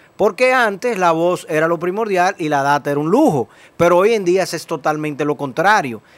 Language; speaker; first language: Spanish; native; Spanish